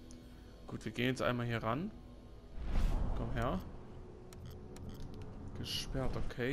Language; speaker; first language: German; native; German